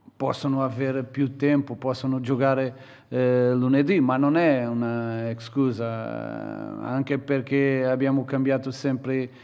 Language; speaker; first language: Italian; non-native, learner; Portuguese